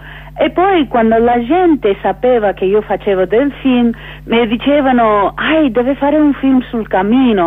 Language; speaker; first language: Italian; non-native, fluent; English